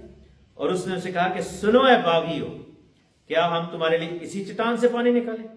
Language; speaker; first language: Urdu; non-native, local second language; Punjabi